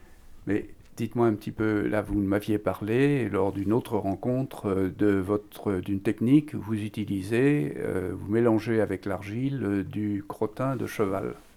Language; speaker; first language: French; native; French